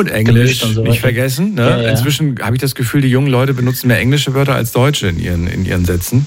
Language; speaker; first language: German; native; German